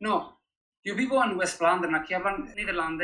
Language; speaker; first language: Spanish; early bilingual, other home language; Arabic